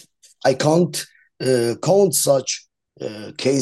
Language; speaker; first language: English; non-native, learner; Azerbaijani